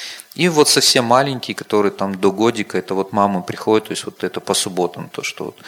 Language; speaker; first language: Russian; native; Russian